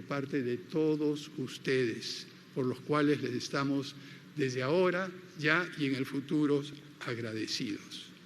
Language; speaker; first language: Spanish; native; Spanish